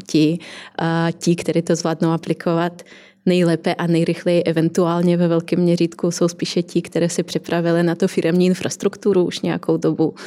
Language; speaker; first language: Czech; non-native, fluent; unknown